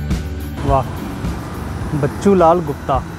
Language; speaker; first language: Hindi; native; Hindi